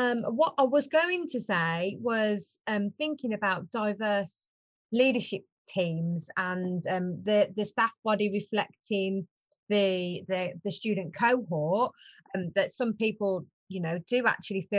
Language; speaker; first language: English; native; English